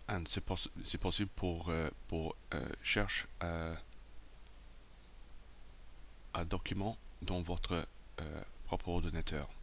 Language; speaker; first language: French; non-native, learner; English